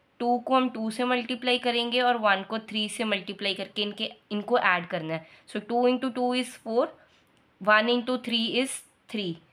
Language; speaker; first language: Hindi; non-native, local second language; Punjabi